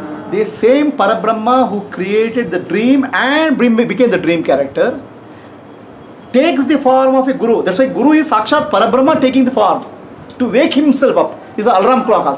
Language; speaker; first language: English; non-native, local second language; Kannada